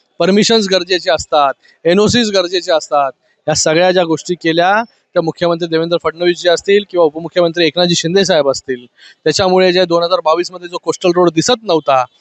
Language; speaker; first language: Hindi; non-native, local second language; Marathi